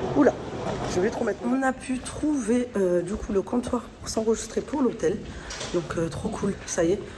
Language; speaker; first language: French; early bilingual, other home language; Fula